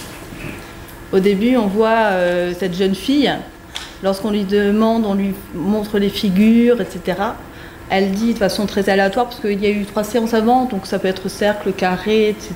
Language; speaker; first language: French; native; French